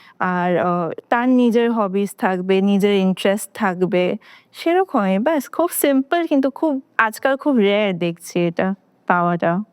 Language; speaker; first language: Bangla; native; Bangla